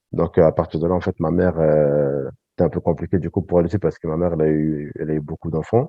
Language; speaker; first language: French; early bilingual, other home language; Sango